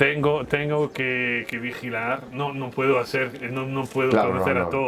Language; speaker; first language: Spanish; non-native, fluent; French